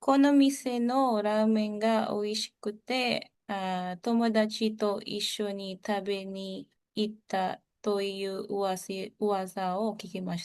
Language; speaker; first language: Japanese; non-native, learner; Filipino